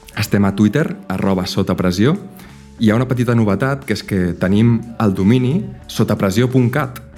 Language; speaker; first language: Catalan; native; Catalan